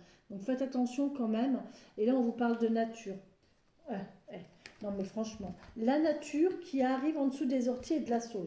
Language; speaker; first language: French; native; French